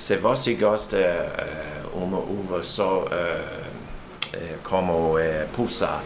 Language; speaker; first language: Portuguese; non-native, learner; English